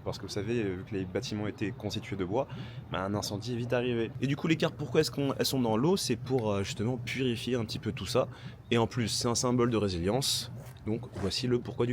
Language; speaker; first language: French; native; French